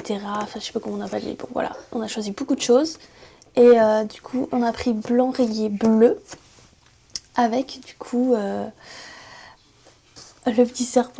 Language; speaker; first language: French; native; French